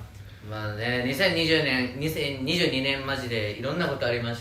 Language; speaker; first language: Japanese; native; Japanese